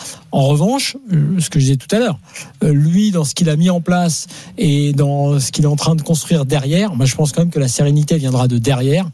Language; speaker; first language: French; native; French